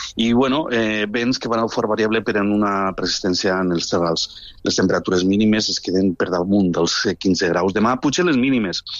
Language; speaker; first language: Catalan; native; Catalan